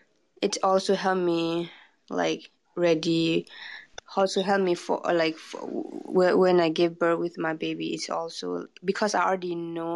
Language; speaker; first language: English; non-native, fluent; Burmese